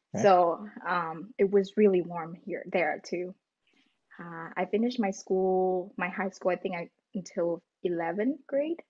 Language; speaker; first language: English; non-native, fluent; Vietnamese